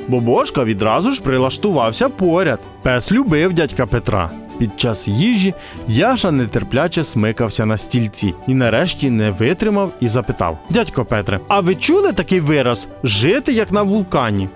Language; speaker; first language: Ukrainian; native; Ukrainian